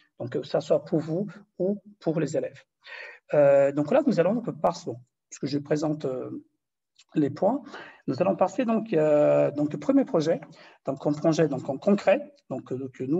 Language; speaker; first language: French; non-native, fluent; Portuguese